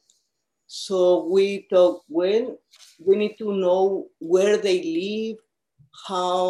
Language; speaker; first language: English; non-native, fluent; Spanish